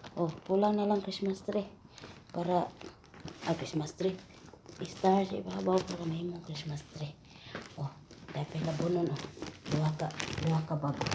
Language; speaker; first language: Cebuano; native; Cebuano